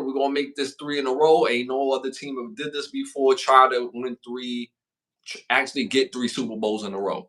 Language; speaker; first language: English; native; English